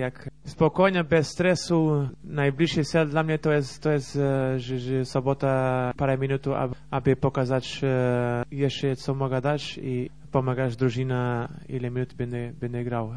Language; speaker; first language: Polish; non-native, learner; Portuguese